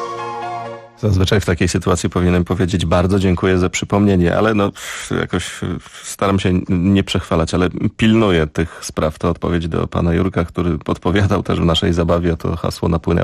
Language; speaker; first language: Polish; native; Polish